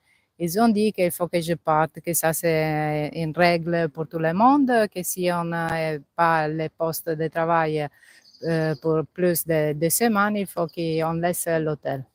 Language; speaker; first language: French; non-native, learner; Italian